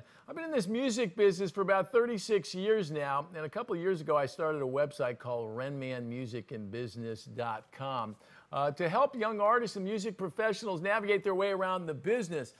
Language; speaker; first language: English; native; English